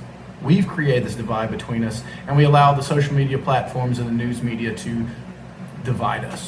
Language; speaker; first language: English; native; English